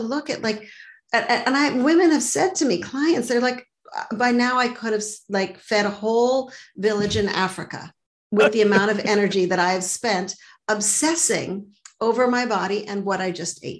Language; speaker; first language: English; native; English